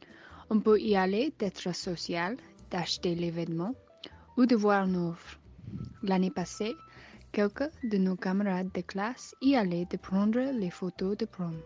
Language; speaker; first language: French; non-native, learner; English